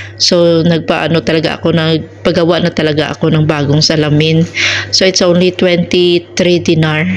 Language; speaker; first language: Filipino; native; Filipino